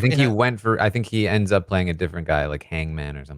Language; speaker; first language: English; native; English